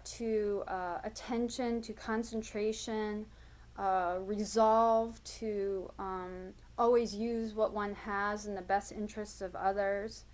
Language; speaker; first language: English; native; English